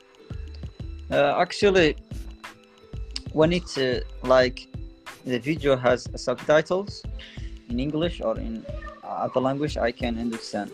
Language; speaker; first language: English; non-native, fluent; Arabic